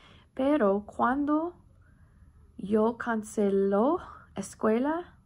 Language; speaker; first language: Spanish; non-native, learner; English